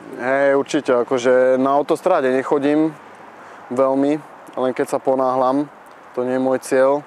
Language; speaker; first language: Slovak; early bilingual, heritage; Slovak